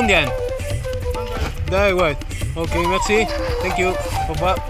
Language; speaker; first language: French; non-native, learner; Spanish